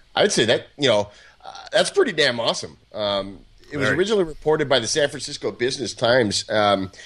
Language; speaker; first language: English; native; English